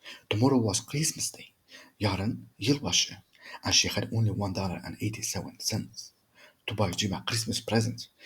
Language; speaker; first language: English; non-native, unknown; Turkish